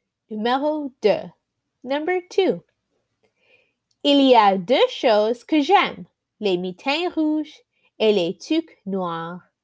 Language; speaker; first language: French; non-native, learner; English